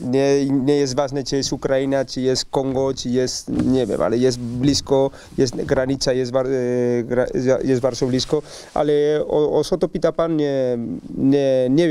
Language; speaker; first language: Polish; non-native, learner; Spanish